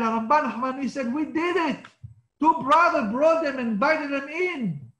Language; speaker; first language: English; non-native, fluent; Hebrew